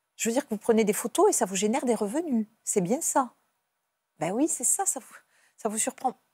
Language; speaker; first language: French; native; French